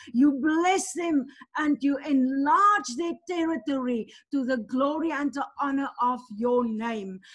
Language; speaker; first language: English; non-native, local second language; Afrikaans